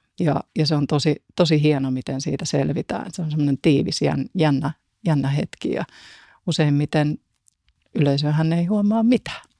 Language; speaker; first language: Finnish; native; Finnish